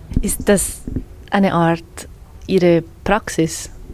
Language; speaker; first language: German; native; German